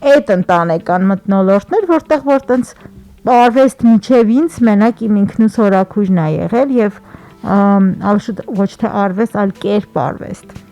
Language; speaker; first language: Armenian; native; Armenian